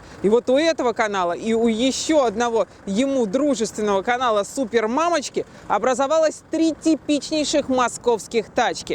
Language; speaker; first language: Russian; native; Russian